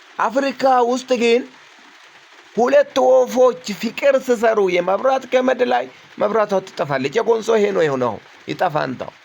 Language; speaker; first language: Amharic; non-native, local second language; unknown